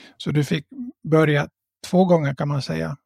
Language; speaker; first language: Swedish; native; Swedish